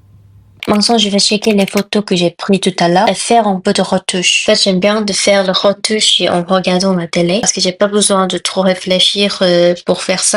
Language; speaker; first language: French; non-native, fluent; Korean